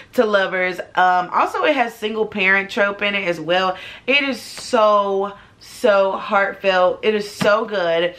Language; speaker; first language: English; native; English